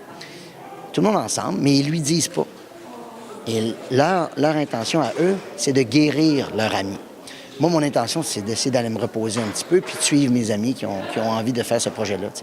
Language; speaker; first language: French; native; French